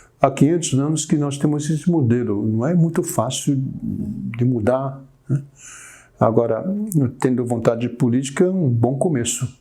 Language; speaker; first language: Portuguese; early bilingual, other home language; Chinese